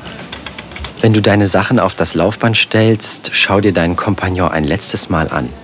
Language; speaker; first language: German; native; German